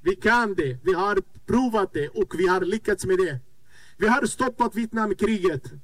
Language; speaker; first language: Swedish; non-native, fluent; Arabic